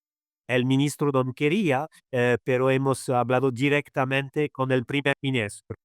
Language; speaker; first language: Spanish; non-native, fluent; Arabic